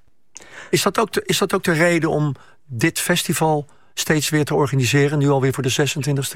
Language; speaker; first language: Dutch; native; Dutch